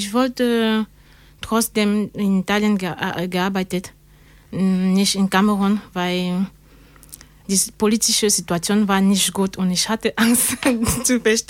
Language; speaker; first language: German; non-native, learner; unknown